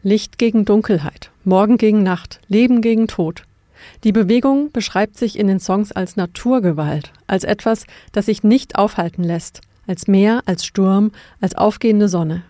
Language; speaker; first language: German; native; German